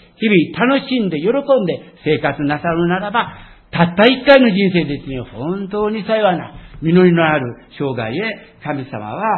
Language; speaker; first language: Japanese; native; Japanese